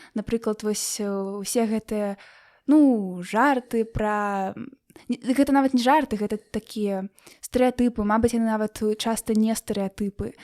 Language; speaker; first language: Belarusian; non-native, local second language; Russian